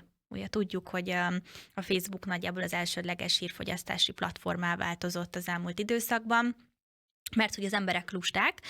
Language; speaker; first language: Hungarian; native; Hungarian